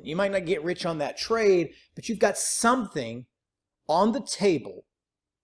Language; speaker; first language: English; native; English